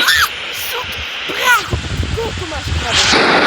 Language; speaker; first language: Polish; non-native, learner; Slovak